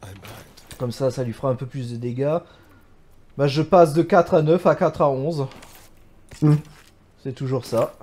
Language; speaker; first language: French; native; French